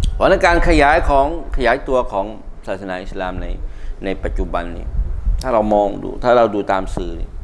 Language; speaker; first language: Thai; non-native, local second language; Malay